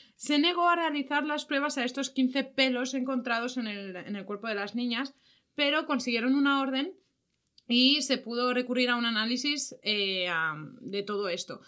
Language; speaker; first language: Spanish; native; Spanish